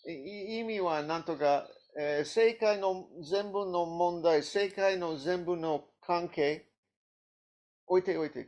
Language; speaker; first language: Japanese; non-native, learner; English